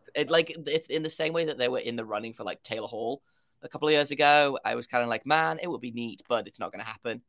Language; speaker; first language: English; native; English